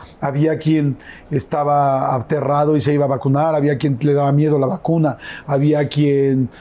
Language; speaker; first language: Spanish; native; Spanish